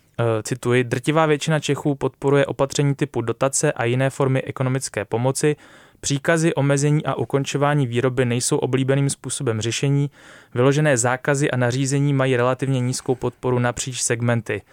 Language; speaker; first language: Czech; native; Czech